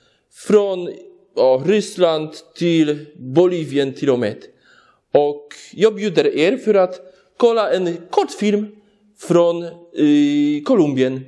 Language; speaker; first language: Swedish; non-native, learner; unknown